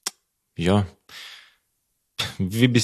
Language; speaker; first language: German; non-native, learner; Croatian